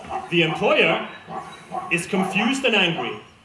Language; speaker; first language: English; non-native, fluent; Norwegian